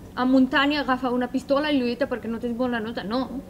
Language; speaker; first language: Catalan; non-native, fluent; Persian